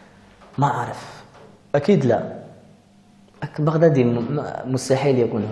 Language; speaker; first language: Arabic; early bilingual, heritage; Arabic